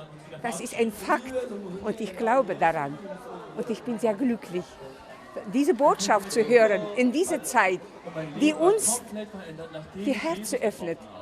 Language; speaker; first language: German; non-native, fluent; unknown